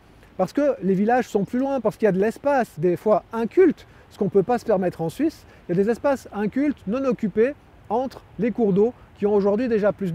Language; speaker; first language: French; native; French